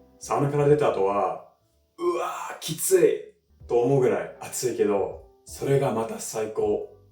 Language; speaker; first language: Japanese; non-native, fluent; English